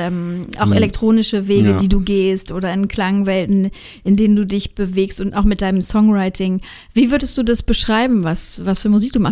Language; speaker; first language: German; native; German